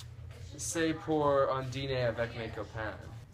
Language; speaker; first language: French; non-native, learner; English